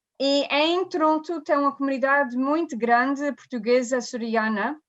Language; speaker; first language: Portuguese; early bilingual, heritage; Portuguese